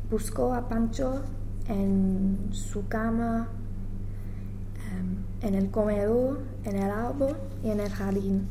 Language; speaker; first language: Spanish; non-native, learner; English